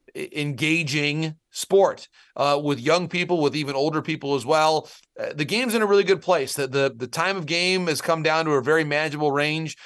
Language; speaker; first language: English; native; English